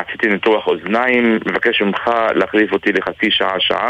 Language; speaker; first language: Hebrew; non-native, local second language; Arabic